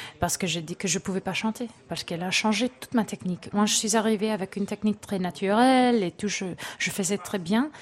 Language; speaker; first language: French; non-native, fluent; Spanish